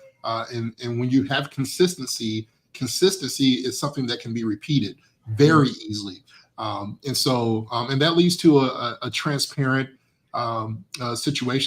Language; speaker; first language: English; native; English